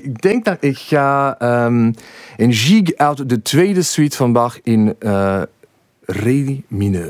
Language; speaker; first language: Dutch; non-native, fluent; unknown